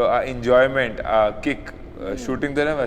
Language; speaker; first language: Telugu; non-native, learner; Hindi